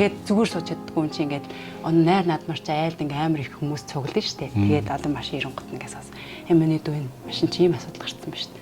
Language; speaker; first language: Mongolian; native; Mongolian